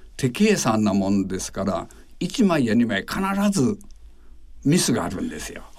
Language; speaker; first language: Japanese; native; Japanese